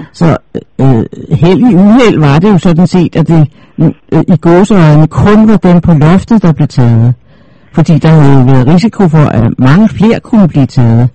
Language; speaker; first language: Danish; native; Danish